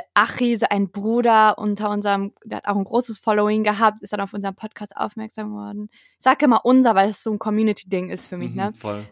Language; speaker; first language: German; native; German